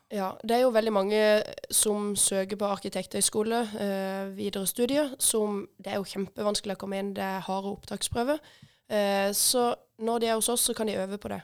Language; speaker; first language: Norwegian; native; Norwegian